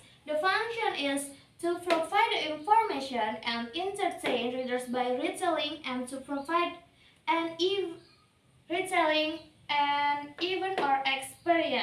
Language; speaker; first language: English; non-native, learner; Indonesian